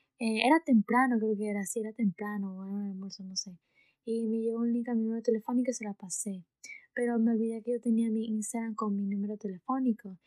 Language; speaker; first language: Spanish; early bilingual, heritage; Spanish